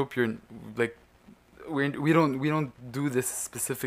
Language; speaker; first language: English; non-native, fluent; Arabic